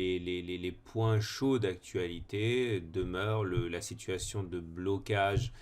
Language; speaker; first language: French; native; French